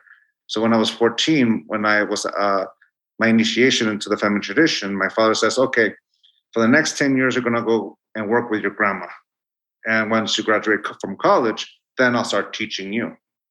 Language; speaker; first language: English; non-native, fluent; Spanish